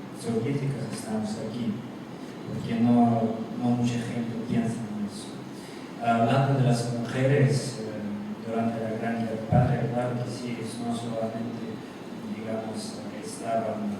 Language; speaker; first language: Spanish; non-native, fluent; Russian